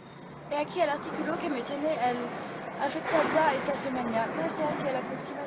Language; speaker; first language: Spanish; non-native, learner; French